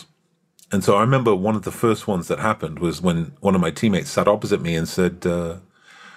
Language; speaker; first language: English; native; English